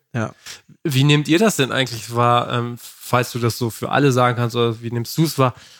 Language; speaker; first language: German; native; German